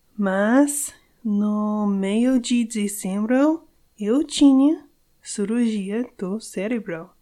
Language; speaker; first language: Portuguese; non-native, learner; English